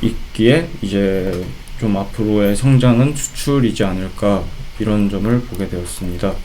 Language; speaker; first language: Korean; native; Korean